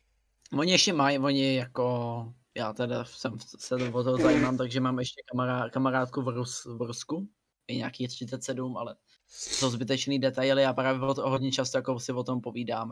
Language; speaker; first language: Czech; native; Czech